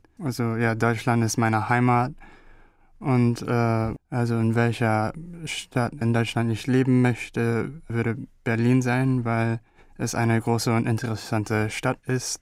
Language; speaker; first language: German; early bilingual, other home language; Korean